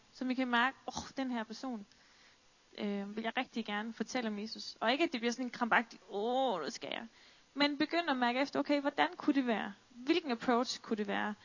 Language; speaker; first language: Danish; native; Danish